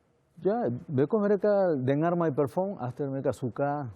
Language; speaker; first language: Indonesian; non-native, learner; Spanish